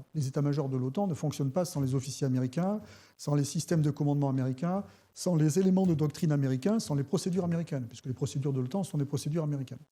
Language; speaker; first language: French; native; French